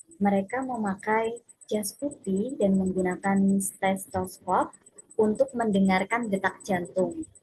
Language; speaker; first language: Indonesian; native; Indonesian